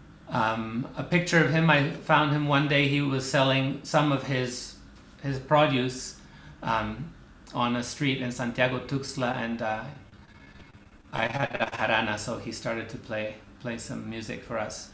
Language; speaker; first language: English; native; English